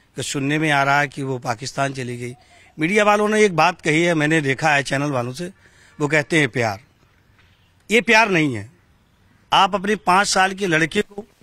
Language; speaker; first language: Hindi; native; Hindi